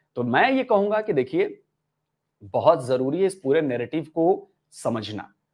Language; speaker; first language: Hindi; native; Hindi